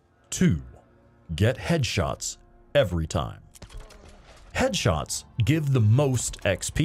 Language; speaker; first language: English; native; English